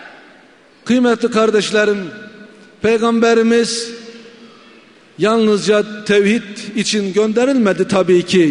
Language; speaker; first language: Turkish; native; Turkish